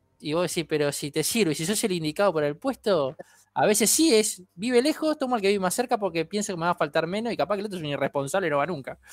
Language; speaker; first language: Spanish; native; Spanish